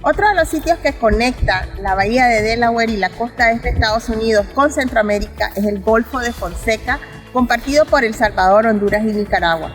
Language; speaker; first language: Spanish; native; Spanish